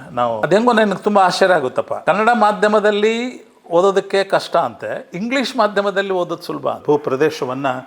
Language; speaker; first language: Kannada; non-native, local second language; Urdu